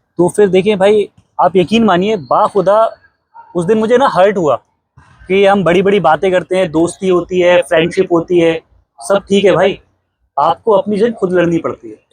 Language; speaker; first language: Hindi; native; Hindi